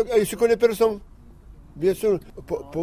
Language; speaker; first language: French; non-native, learner; Slovak